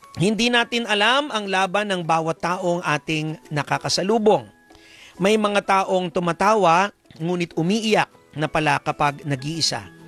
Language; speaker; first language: Filipino; native; Filipino